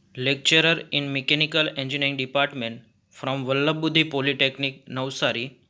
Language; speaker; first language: English; non-native, local second language; Gujarati